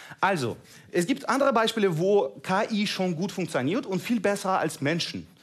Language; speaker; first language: German; non-native, fluent; Russian